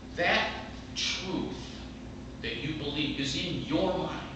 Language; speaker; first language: English; native; English